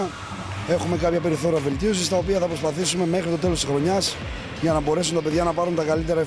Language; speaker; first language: Greek; native; Greek